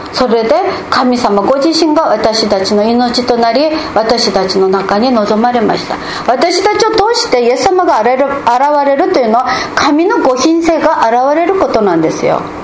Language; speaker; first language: Japanese; non-native, fluent; Korean